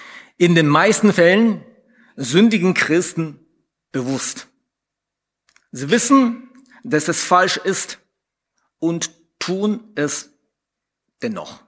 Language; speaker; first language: German; non-native, fluent; Chinese